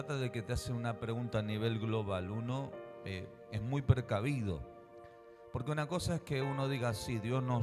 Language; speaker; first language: Spanish; native; Spanish